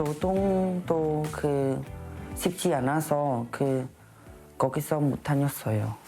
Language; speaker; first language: Korean; non-native, learner; Khmer